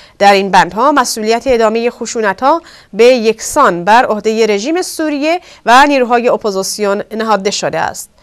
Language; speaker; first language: Persian; non-native, local second language; Kurdish